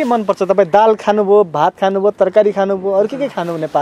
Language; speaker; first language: Nepali; native; Nepali